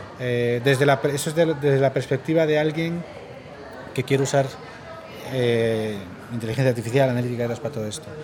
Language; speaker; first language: Spanish; native; Spanish